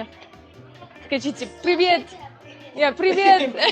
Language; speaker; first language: Russian; non-native, learner; English